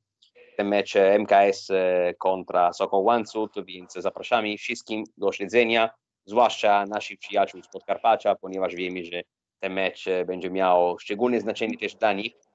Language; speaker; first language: Polish; non-native, fluent; Italian